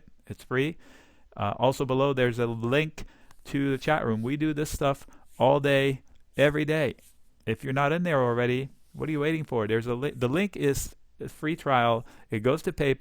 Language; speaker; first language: English; native; English